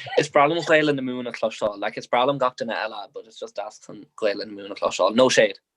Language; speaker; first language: Irish; non-native, local second language; English